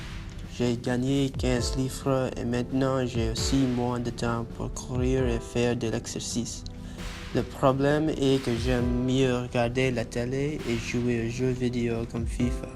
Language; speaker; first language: French; non-native, learner; English